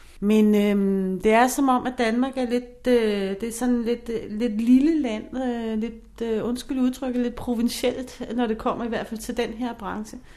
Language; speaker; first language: Danish; non-native, fluent; English